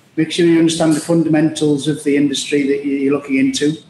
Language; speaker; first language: English; native; English